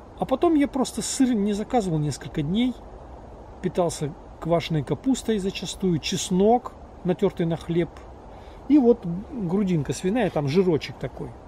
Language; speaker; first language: Russian; native; Russian